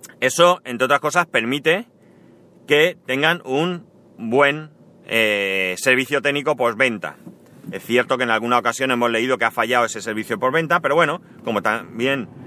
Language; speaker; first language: Spanish; native; Spanish